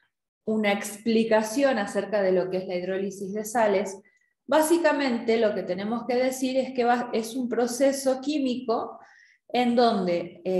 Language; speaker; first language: Spanish; native; Spanish